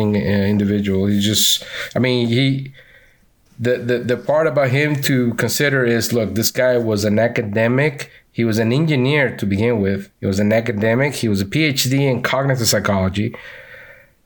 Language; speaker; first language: English; non-native, fluent; Spanish